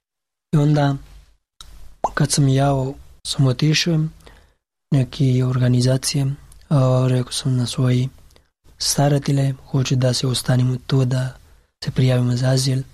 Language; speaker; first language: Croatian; non-native, learner; Pashto